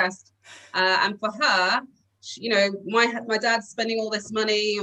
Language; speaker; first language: English; native; English